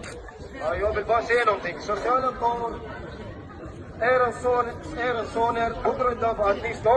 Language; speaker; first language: Swedish; non-native, learner; Tajik